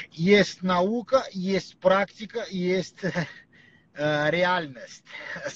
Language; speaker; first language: Russian; non-native, learner; Portuguese